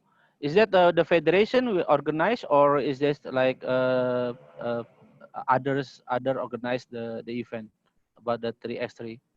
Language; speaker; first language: English; non-native, learner; Indonesian